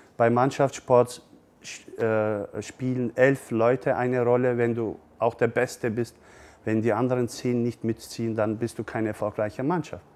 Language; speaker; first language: German; early bilingual, other home language; Turkish